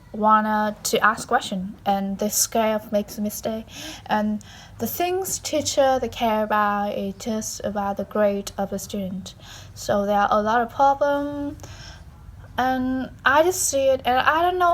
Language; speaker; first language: English; non-native, learner; Vietnamese